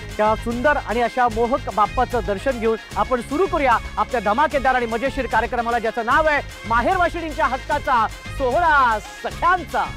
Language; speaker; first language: Marathi; native; Marathi